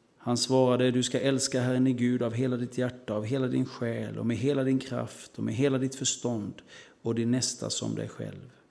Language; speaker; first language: Swedish; native; Swedish